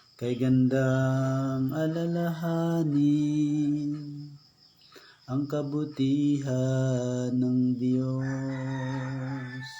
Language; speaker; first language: Filipino; native; Filipino